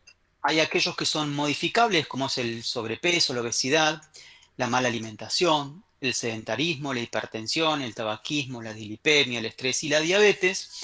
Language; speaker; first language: Spanish; native; Spanish